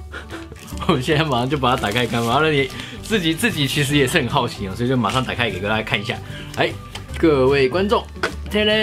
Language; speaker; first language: Chinese; native; Chinese